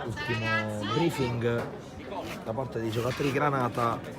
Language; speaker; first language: Italian; native; Italian